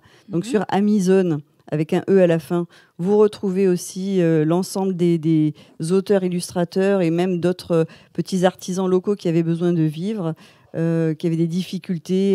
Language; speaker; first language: French; native; French